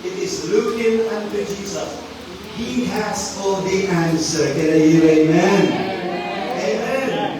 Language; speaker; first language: English; non-native, local second language; Filipino